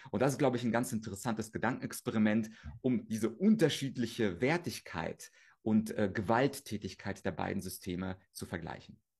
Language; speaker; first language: German; early bilingual, other home language; Russian